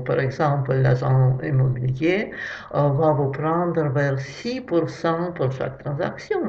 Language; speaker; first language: French; non-native, fluent; Russian